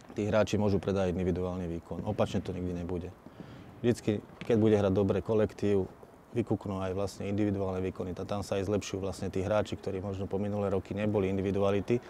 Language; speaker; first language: Slovak; native; Slovak